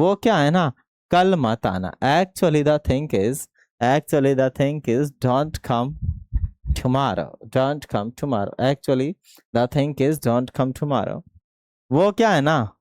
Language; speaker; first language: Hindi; native; Hindi